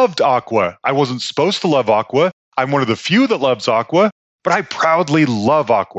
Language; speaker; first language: English; native; English